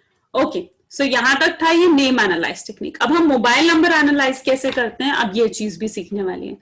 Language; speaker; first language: Hindi; native; Hindi